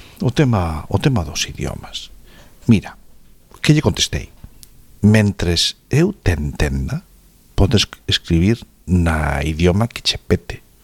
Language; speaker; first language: Galician; non-native, local second language; Spanish